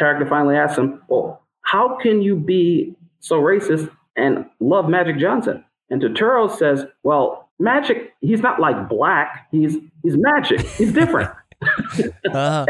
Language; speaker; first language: English; native; English